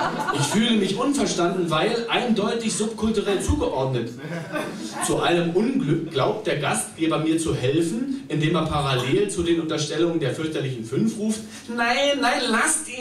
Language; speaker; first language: German; native; German